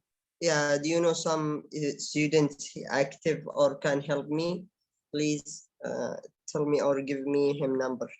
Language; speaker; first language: English; non-native, learner; Arabic